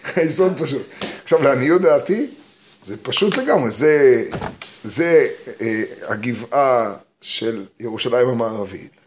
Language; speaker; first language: Hebrew; native; Hebrew